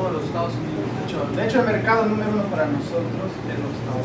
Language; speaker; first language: Spanish; native; Spanish